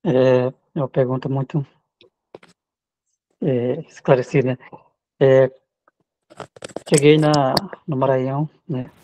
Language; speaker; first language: Portuguese; non-native, local second language; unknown